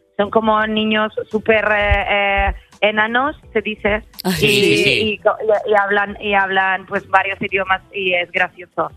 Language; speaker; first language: Spanish; non-native, fluent; German